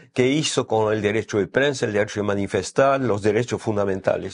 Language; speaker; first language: Spanish; non-native, learner; French